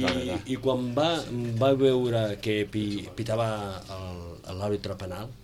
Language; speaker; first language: Catalan; native; Catalan